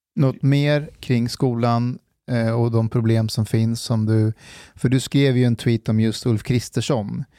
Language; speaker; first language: Swedish; native; Swedish